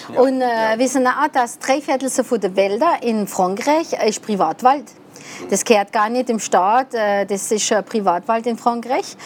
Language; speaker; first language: German; non-native, local second language; French